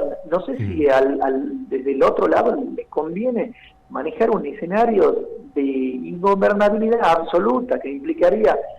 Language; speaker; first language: Spanish; native; Spanish